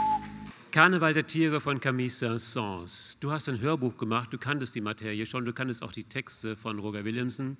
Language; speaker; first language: German; native; German